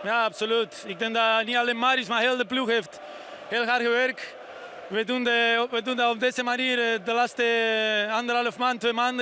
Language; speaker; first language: Dutch; non-native, fluent; Spanish